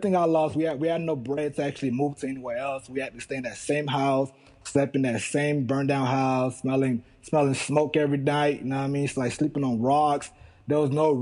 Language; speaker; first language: English; early bilingual, other home language; Haitian Creole